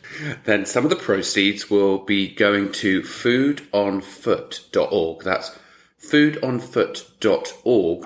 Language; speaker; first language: English; native; English